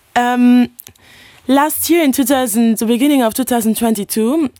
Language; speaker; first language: English; non-native, fluent; Luxembourgish